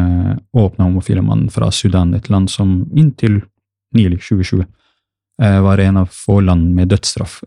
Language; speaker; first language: Norwegian; early bilingual, other home language; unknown